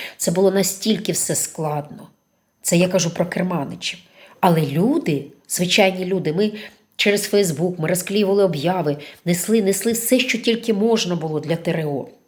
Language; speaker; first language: Ukrainian; non-native, local second language; Russian